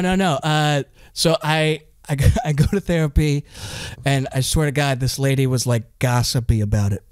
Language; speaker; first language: English; native; English